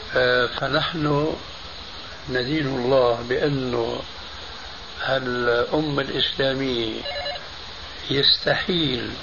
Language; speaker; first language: Arabic; early bilingual, other home language; Albanian